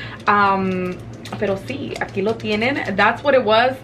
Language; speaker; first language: Spanish; early bilingual, heritage; Spanish